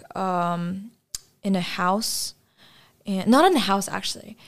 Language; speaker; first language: English; non-native, fluent; Russian